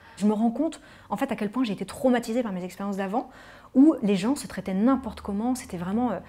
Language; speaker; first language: French; native; French